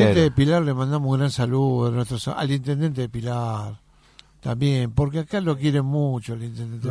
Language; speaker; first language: Spanish; native; Spanish